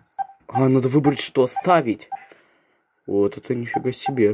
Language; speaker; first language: Russian; native; Russian